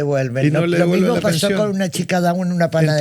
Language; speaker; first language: Spanish; native; Spanish